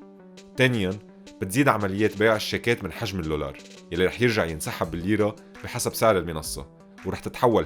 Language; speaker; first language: Arabic; native; Arabic